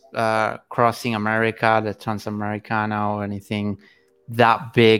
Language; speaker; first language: English; non-native, fluent; Italian